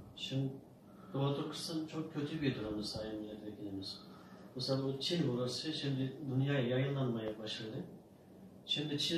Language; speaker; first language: Turkish; non-native, learner; Uyghur